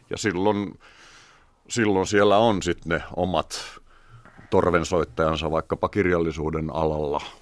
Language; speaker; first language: Finnish; native; Finnish